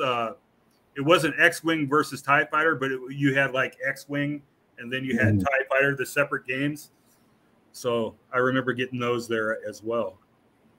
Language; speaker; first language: English; native; English